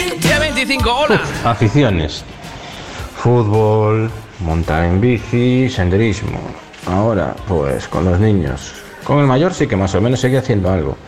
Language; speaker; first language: Spanish; non-native, local second language; Galician